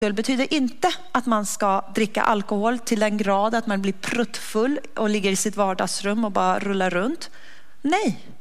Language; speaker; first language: Swedish; early bilingual, other home language; Persian